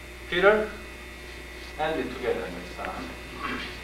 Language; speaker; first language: English; non-native, fluent; Korean